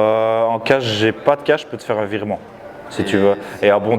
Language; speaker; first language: French; native; French